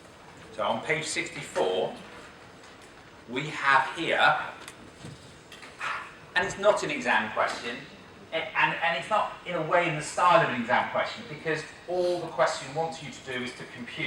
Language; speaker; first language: English; native; English